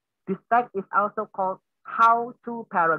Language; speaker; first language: English; non-native, learner; Indonesian